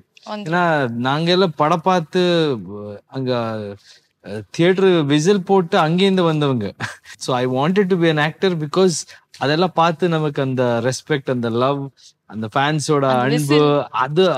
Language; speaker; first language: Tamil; non-native, local second language; Kannada